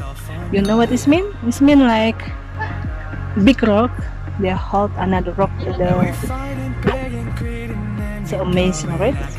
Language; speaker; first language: English; non-native, learner; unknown